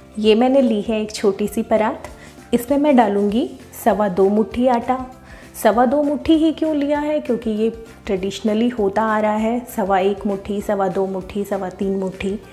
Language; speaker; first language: Hindi; native; Hindi